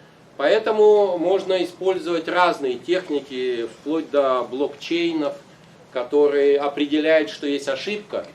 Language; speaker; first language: Russian; native; Russian